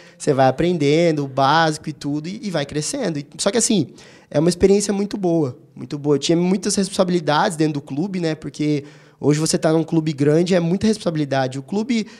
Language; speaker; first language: Portuguese; native; Portuguese